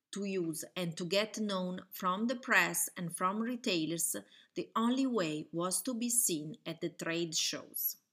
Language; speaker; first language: English; non-native, fluent; Italian